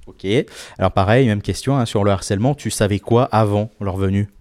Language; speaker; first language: French; native; French